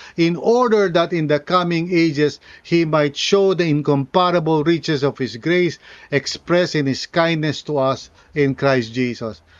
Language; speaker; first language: English; non-native, local second language; Filipino